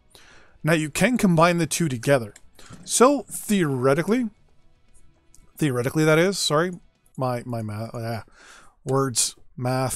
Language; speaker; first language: English; native; English